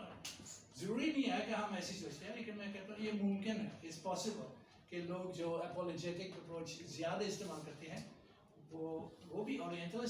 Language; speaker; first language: Hindi; non-native, fluent; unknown